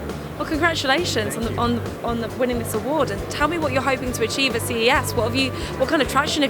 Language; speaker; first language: English; native; English